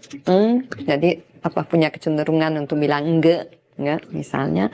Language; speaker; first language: Indonesian; non-native, fluent; Italian